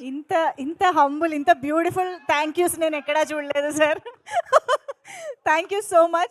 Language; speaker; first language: Telugu; native; Telugu